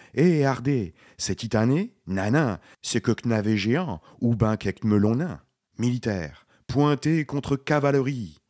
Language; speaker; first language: French; native; French